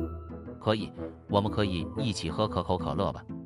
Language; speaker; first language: Chinese; non-native, learner; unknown